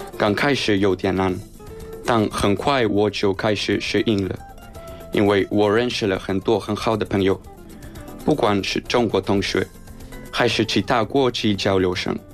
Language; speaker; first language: Chinese; non-native, learner; Spanish